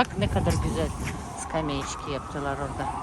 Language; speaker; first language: Turkish; non-native, learner; Russian